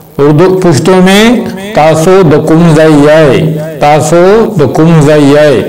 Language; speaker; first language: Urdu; non-native, local second language; Pashto